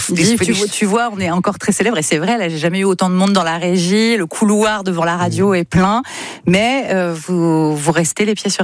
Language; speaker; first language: French; native; French